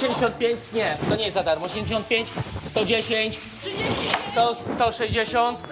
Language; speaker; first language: Polish; native; Polish